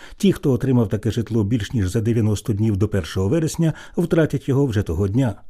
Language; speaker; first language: Ukrainian; native; Ukrainian